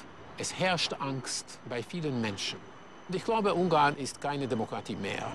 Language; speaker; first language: German; non-native, fluent; Hungarian